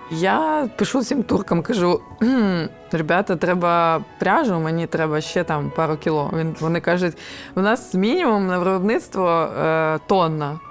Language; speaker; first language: Ukrainian; non-native, local second language; Russian